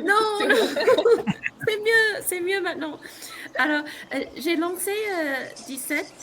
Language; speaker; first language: French; non-native, learner; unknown